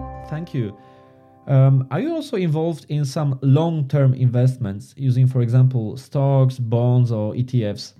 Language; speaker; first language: English; non-native, fluent; Polish